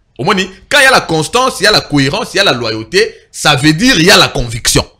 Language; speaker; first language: French; non-native, local second language; Lingala